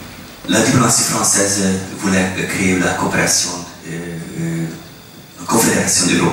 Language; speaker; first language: French; non-native, fluent; Hungarian